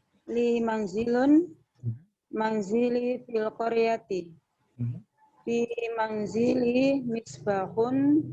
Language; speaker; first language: Arabic; non-native, learner; Indonesian